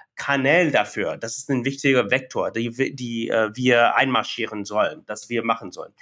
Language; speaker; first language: German; non-native, fluent; English